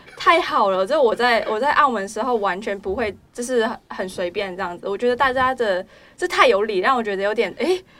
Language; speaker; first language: Chinese; non-native, local second language; Cantonese